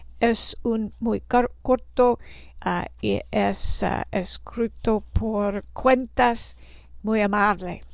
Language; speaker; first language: Spanish; non-native, learner; English